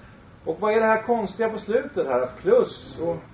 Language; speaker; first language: Swedish; native; Swedish